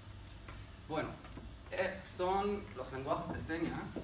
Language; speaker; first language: Spanish; non-native, learner; Hebrew